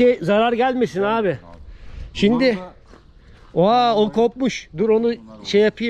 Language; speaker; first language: Turkish; native; Turkish